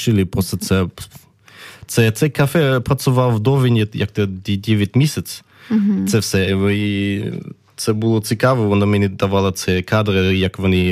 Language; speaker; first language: Ukrainian; early bilingual, heritage; German